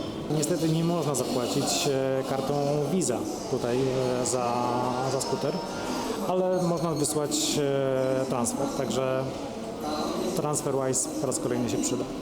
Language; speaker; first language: Polish; native; Polish